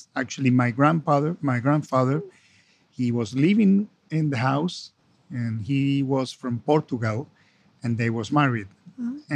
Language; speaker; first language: English; non-native, fluent; Spanish